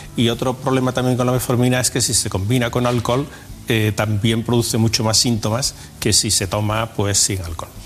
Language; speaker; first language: Spanish; native; Spanish